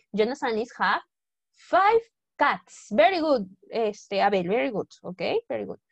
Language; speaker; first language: English; non-native, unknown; Spanish